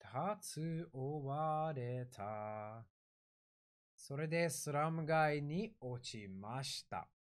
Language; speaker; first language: Japanese; non-native, fluent; English